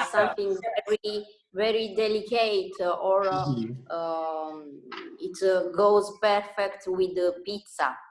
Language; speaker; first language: English; non-native, learner; Italian